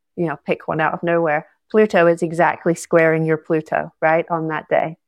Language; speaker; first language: English; native; English